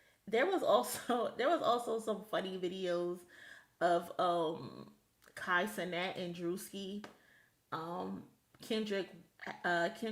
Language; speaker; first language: English; native; English